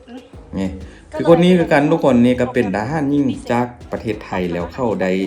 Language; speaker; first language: Thai; non-native, local second language; Lao